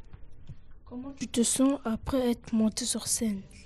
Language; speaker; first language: French; native; French